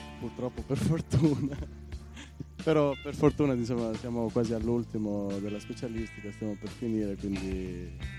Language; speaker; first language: Italian; non-native, fluent; Albanian